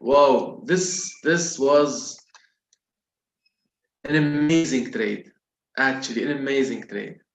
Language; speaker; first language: English; non-native, local second language; Arabic